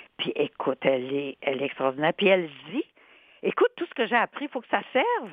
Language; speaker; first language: French; native; French